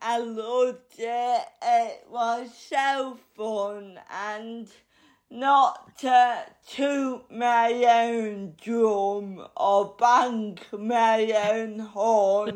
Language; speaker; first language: English; native; English